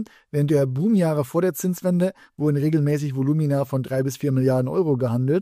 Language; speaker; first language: German; native; German